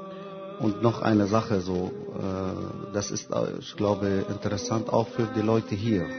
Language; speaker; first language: German; non-native, fluent; Arabic